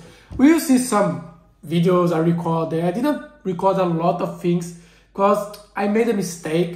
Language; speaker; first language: English; non-native, learner; Portuguese